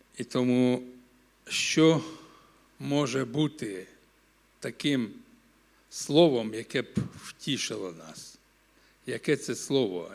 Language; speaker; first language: Ukrainian; non-native, local second language; Russian